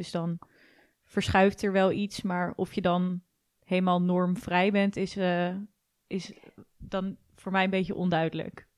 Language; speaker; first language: Dutch; native; Dutch